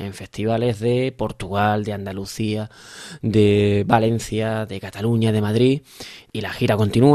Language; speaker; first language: Spanish; native; Spanish